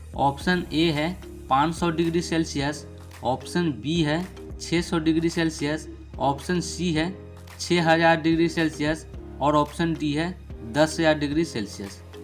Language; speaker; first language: Hindi; native; Hindi